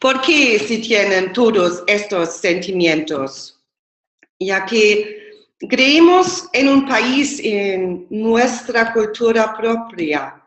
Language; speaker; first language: Spanish; non-native, fluent; German